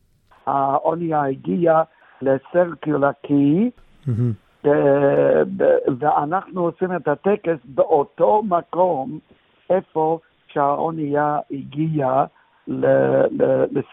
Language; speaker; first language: Hebrew; non-native, fluent; English